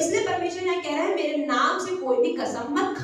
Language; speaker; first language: Hindi; native; Hindi